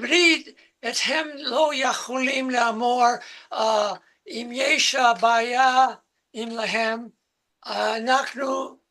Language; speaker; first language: Hebrew; non-native, learner; English